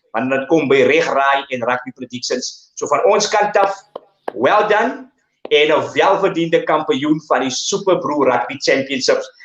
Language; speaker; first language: Afrikaans; native; Afrikaans